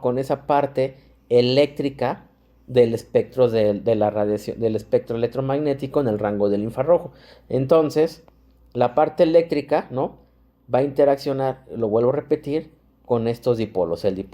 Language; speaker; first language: Spanish; native; Spanish